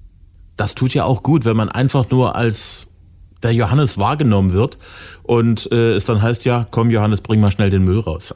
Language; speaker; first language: German; native; German